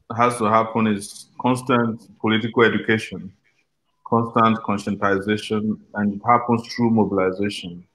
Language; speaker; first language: English; non-native, local second language; Yoruba